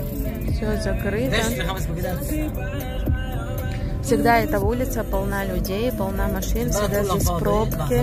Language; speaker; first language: Russian; native; Russian